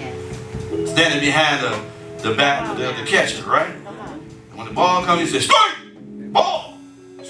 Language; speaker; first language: English; native; English